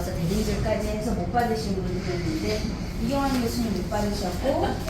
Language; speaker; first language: Korean; native; Korean